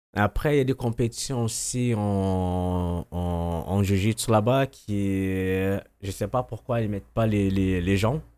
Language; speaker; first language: French; non-native, fluent; Portuguese